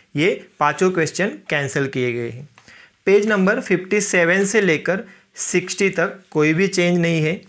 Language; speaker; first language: Hindi; non-native, local second language; Marathi